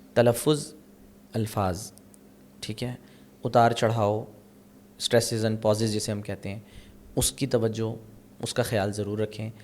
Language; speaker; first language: Urdu; native; Urdu